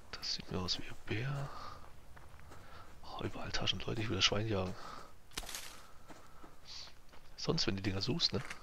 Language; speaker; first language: German; native; German